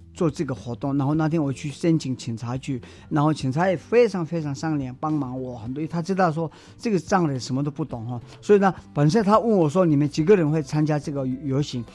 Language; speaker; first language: Chinese; non-native, learner; Tibetan